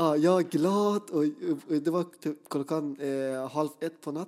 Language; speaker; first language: Swedish; non-native, fluent; Persian